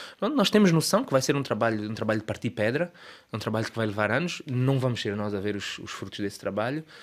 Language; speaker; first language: Portuguese; native; Portuguese